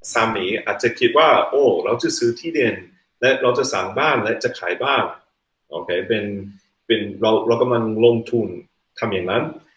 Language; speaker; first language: Thai; non-native, fluent; English